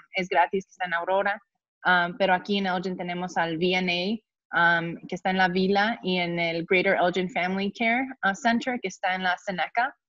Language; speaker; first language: Spanish; early bilingual, heritage; Spanish